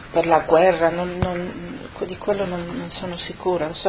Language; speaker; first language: Italian; early bilingual, other home language; Friulian